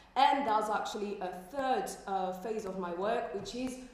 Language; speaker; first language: English; non-native, fluent; French